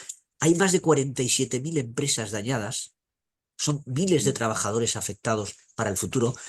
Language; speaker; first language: Spanish; native; Spanish